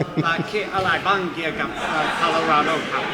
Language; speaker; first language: Thai; non-native, learner; English